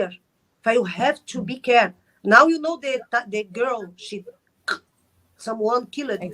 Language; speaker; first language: English; non-native, learner; Arabic